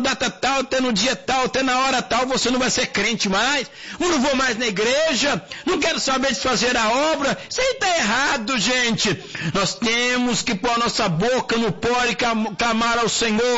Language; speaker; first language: Portuguese; native; Portuguese